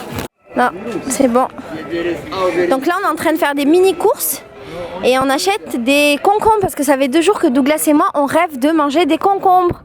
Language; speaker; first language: French; native; French